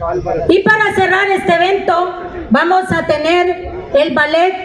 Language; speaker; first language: Spanish; native; Spanish